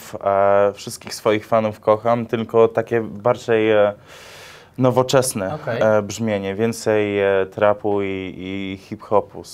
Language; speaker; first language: Polish; early bilingual, heritage; English